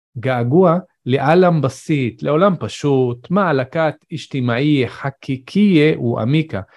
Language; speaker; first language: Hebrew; non-native, local second language; Arabic